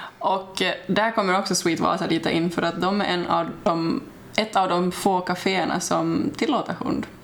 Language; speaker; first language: Swedish; native; Swedish